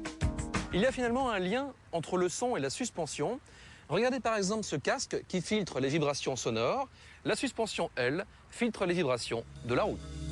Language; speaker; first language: French; native; French